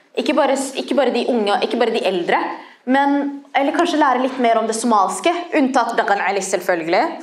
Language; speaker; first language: Norwegian; early bilingual, other home language; Somali